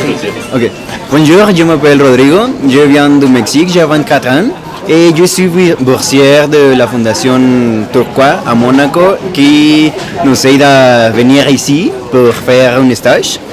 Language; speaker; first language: French; non-native, learner; Spanish